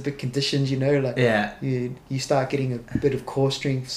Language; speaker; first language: English; native; English